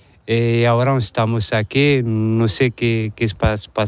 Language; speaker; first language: Spanish; non-native, learner; Arabic